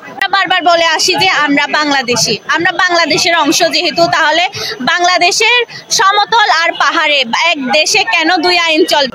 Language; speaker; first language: Bangla; non-native, local second language; Chakma